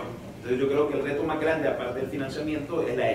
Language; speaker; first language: Spanish; native; Spanish